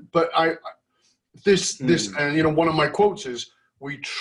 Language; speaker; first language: English; native; English